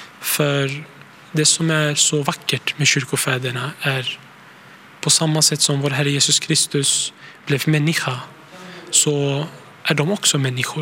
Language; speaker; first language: Swedish; early bilingual, other home language; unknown